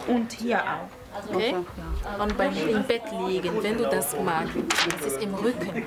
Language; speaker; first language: German; non-native, learner; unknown